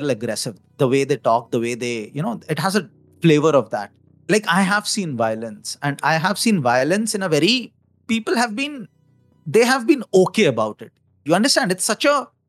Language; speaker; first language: English; non-native, local second language; Hindi